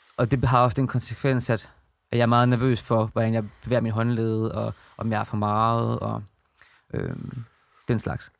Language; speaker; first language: Danish; native; Danish